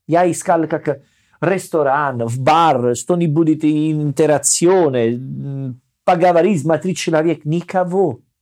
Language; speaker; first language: Russian; non-native, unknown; Italian